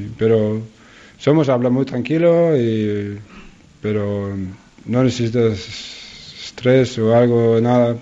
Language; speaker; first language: Spanish; non-native, learner; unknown